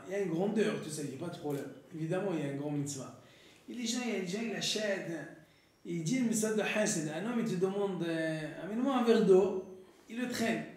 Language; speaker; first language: French; native; French